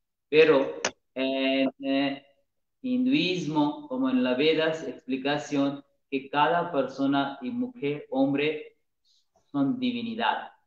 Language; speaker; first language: Spanish; non-native, learner; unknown